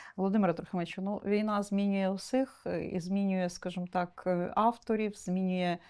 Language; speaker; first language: Ukrainian; native; Ukrainian